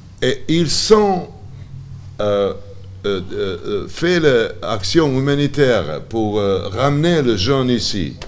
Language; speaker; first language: French; non-native, learner; Serbian